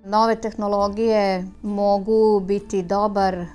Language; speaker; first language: Serbian; native; Serbian